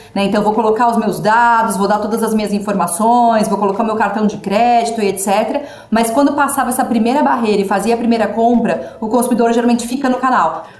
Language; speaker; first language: Portuguese; native; Portuguese